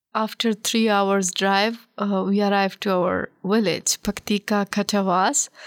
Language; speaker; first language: English; non-native, local second language; Pashto